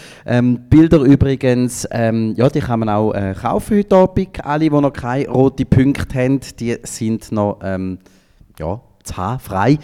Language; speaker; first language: German; native; German